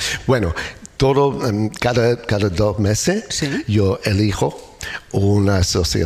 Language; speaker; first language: Spanish; non-native, learner; English